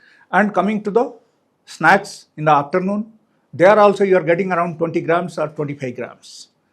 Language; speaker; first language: English; non-native, local second language; Telugu